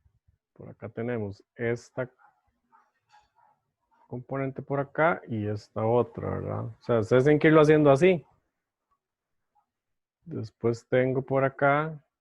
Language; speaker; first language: Spanish; native; Spanish